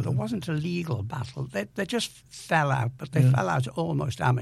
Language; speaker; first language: English; native; English